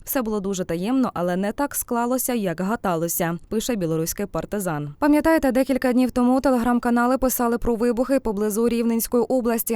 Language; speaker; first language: Ukrainian; native; Ukrainian